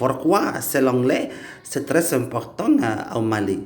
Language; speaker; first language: French; non-native, learner; Indonesian